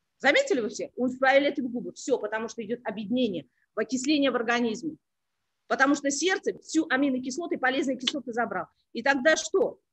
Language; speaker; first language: Russian; non-native, local second language; Uzbek